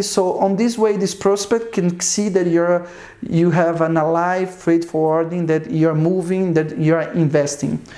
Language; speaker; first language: English; non-native, fluent; Portuguese